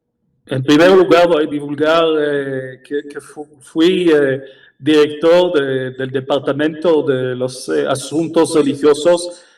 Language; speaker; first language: Spanish; non-native, fluent; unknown